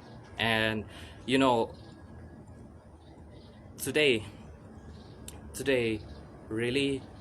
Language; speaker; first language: English; non-native, learner; Indonesian